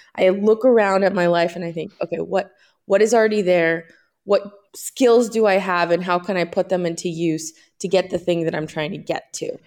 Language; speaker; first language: English; early bilingual, other home language; Spanish